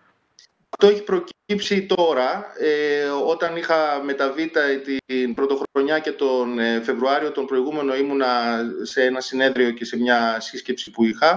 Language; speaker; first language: Greek; native; Greek